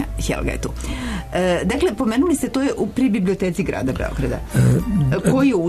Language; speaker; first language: Serbian; native; Serbian